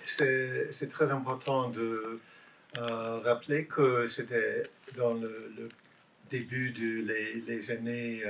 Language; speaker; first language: French; non-native, learner; English